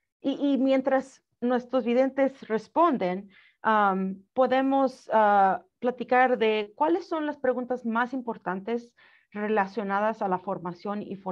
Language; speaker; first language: Spanish; early bilingual, heritage; Spanish